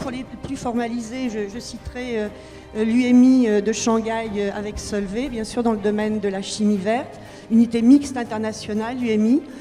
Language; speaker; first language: French; native; French